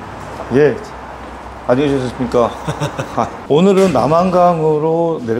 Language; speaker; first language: Korean; native; Korean